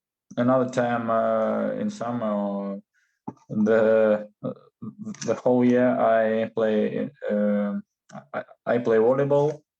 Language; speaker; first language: English; non-native, learner; Russian